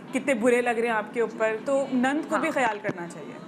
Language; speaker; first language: Urdu; native; Urdu